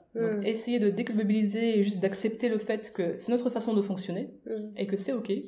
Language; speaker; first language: French; non-native, fluent; Russian